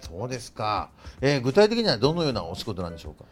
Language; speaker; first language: Japanese; native; Japanese